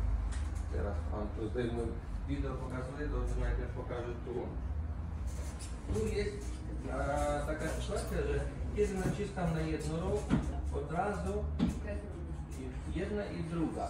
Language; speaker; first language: Polish; non-native, fluent; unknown